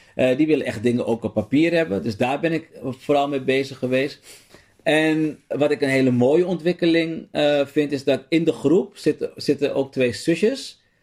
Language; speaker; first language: Dutch; native; Dutch